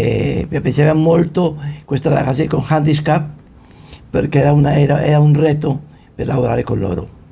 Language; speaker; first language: Italian; non-native, fluent; Spanish